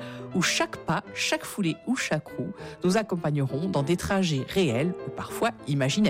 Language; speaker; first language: French; native; French